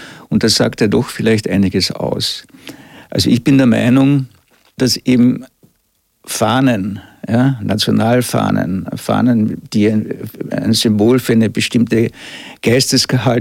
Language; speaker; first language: German; native; German